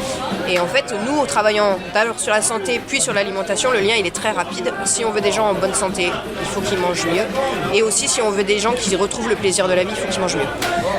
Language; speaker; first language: French; native; French